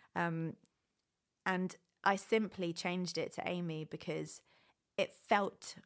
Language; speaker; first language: English; native; English